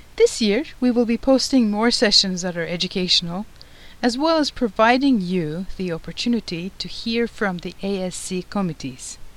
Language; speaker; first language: English; non-native, fluent; Turkish